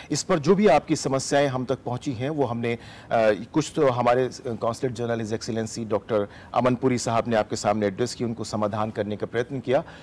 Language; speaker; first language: Hindi; native; Hindi